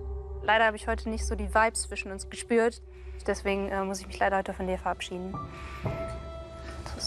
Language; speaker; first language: German; native; German